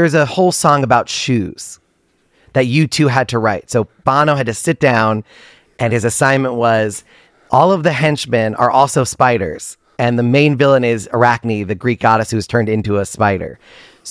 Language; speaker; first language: English; native; English